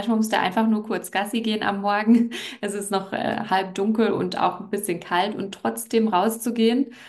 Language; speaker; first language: German; native; German